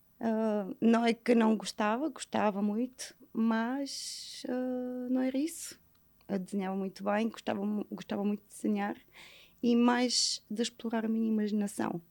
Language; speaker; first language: Portuguese; non-native, fluent; Bulgarian